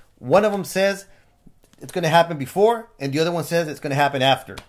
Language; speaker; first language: English; early bilingual, other home language; Spanish